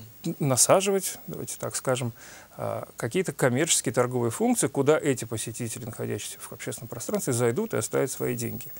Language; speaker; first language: Russian; native; Russian